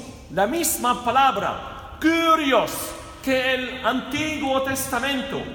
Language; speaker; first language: Spanish; non-native, fluent; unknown